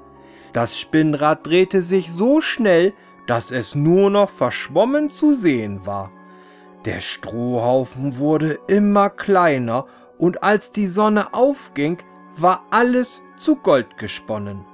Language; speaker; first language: German; native; German